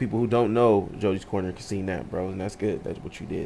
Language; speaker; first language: English; native; English